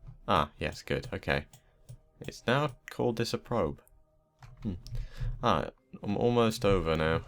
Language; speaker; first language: English; native; English